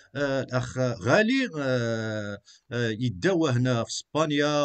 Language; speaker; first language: Arabic; native; Arabic